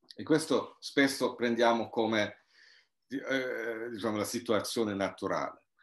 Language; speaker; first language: Italian; non-native, fluent; German